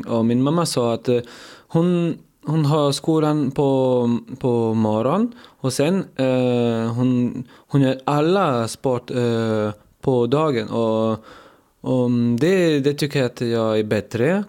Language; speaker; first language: Swedish; early bilingual, heritage; French